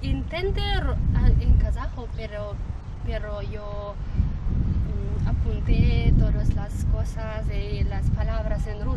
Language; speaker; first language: Spanish; non-native, learner; Kazakh